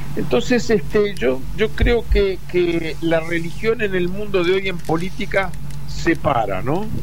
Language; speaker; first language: Spanish; early bilingual, heritage; Spanish